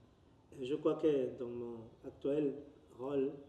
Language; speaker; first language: French; non-native, learner; Spanish